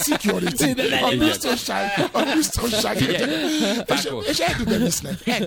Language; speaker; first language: Hungarian; non-native, fluent; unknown